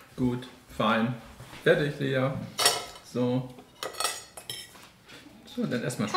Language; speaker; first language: German; native; German